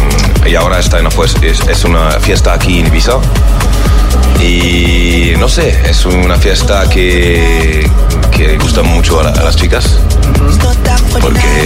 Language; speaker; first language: Spanish; non-native, learner; French